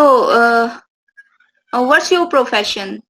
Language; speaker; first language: English; non-native, local second language; Urdu